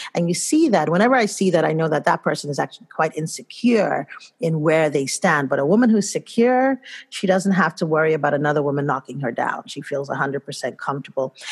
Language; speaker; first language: English; non-native, local second language; Igbo